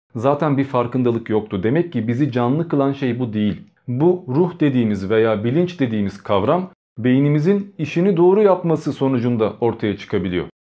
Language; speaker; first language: Turkish; early bilingual, other home language; Albanian